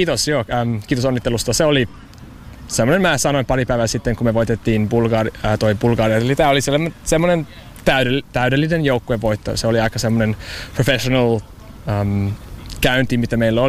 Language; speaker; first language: Finnish; early bilingual, heritage; English